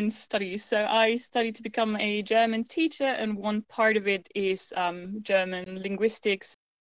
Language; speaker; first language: English; non-native, fluent; German